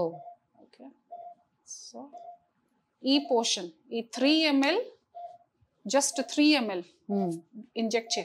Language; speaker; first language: Telugu; non-native, fluent; Hindi